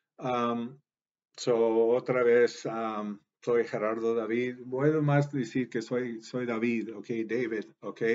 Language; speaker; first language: Spanish; early bilingual, heritage; Spanish